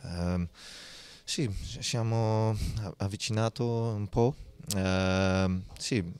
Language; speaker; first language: Italian; non-native, learner; Dutch